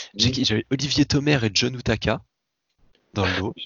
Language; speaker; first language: French; native; French